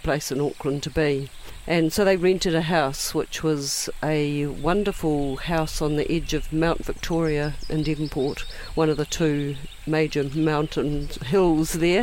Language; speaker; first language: English; native; English